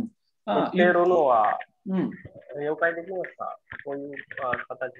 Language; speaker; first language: Japanese; non-native, learner; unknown